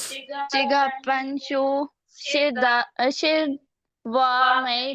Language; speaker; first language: Chinese; non-native, learner; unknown